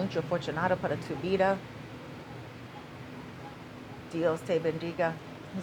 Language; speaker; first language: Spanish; non-native, learner; English